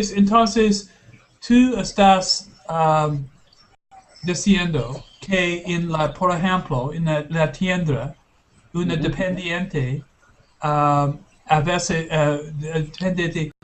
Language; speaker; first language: Spanish; non-native, learner; English